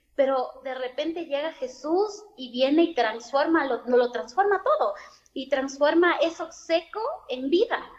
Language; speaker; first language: Spanish; native; Spanish